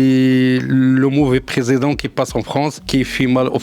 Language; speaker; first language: French; non-native, local second language; Arabic